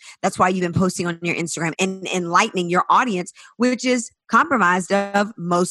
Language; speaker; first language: English; native; English